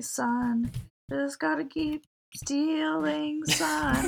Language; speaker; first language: English; native; English